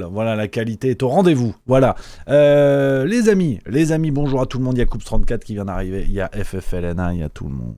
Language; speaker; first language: French; native; French